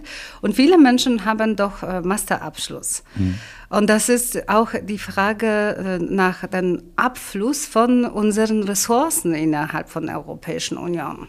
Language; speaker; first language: German; non-native, fluent; Polish